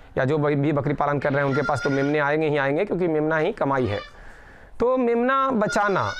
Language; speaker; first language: Hindi; native; Hindi